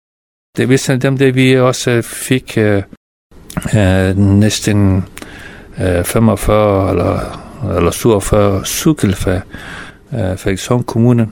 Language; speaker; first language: Danish; non-native, fluent; Persian